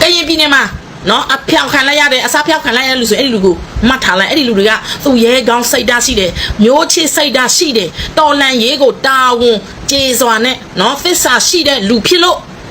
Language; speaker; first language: Burmese; non-native, local second language; S'gaw Karen